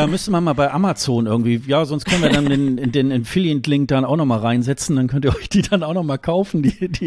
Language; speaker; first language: German; native; German